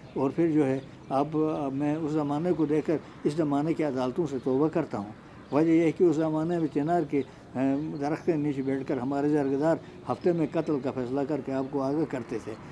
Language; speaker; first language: Urdu; non-native, local second language; Shina